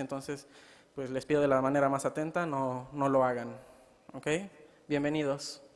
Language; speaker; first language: Spanish; native; Spanish